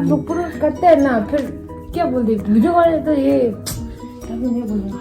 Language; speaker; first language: Hindi; non-native, local second language; Tibetan